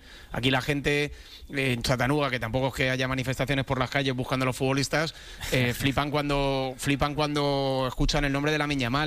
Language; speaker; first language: Spanish; native; Spanish